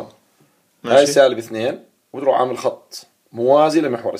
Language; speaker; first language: Arabic; native; Arabic